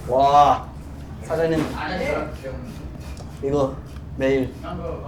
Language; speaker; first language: Korean; non-native, fluent; English